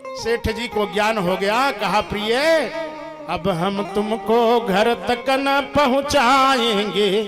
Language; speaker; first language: Hindi; native; Hindi